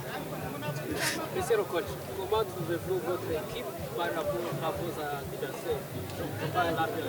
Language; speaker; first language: French; non-native, local second language; Kinyarwanda